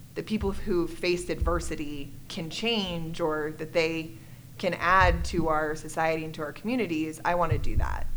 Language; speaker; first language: English; native; English